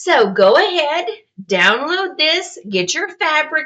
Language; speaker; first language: English; native; English